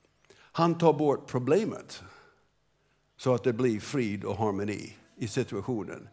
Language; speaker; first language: Swedish; non-native, fluent; English